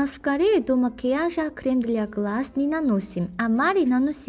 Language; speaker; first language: Russian; non-native, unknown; Korean